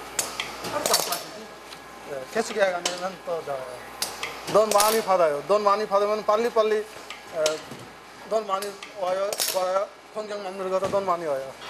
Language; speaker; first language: Korean; non-native, learner; Bangla